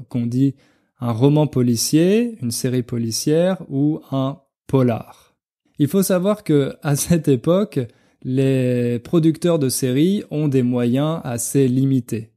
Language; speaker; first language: French; native; French